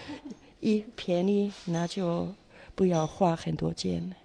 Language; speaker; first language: Chinese; non-native, fluent; German